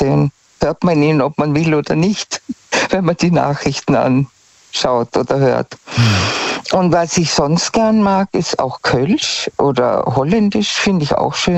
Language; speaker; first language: German; native; German